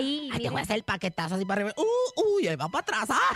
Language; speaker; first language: Spanish; native; Spanish